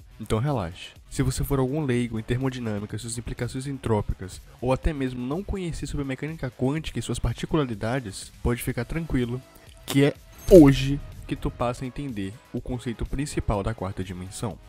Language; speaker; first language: Portuguese; native; Portuguese